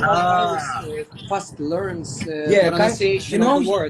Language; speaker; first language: English; non-native, fluent; Ukrainian